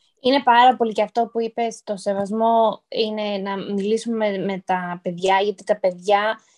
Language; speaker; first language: Greek; early bilingual, heritage; Greek